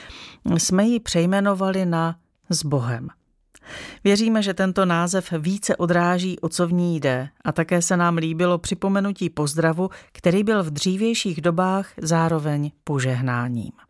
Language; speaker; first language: Czech; native; Czech